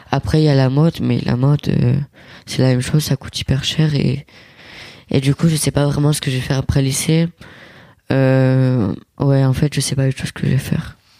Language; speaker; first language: French; native; French